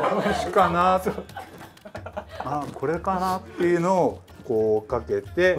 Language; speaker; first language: Japanese; native; Japanese